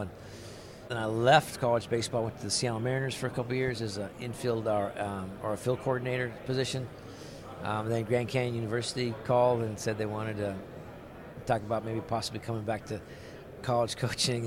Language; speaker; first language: English; native; English